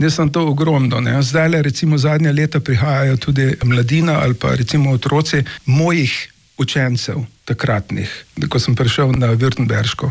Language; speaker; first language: Slovenian; native; Slovenian